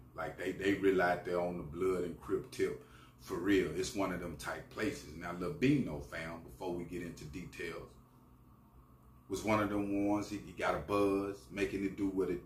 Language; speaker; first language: English; native; English